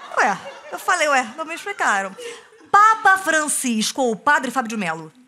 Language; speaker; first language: Portuguese; native; Portuguese